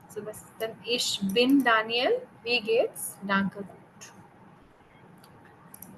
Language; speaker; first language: German; non-native, learner; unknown